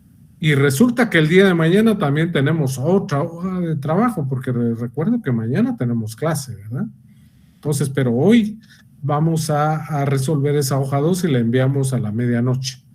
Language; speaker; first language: Spanish; native; Spanish